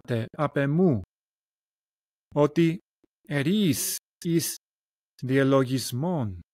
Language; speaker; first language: Greek; non-native, learner; English